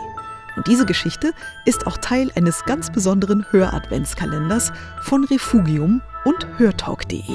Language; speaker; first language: German; native; German